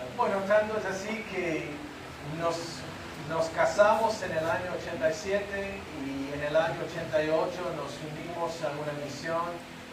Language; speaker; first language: Spanish; non-native, fluent; English